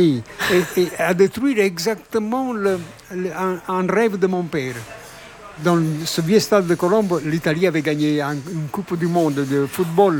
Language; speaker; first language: French; non-native, fluent; Italian